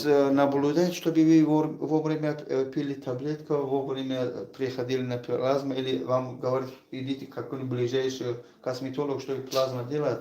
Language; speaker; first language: Russian; non-native, learner; Tajik